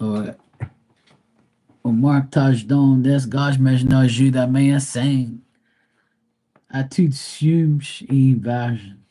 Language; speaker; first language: Portuguese; early bilingual, heritage; Portuguese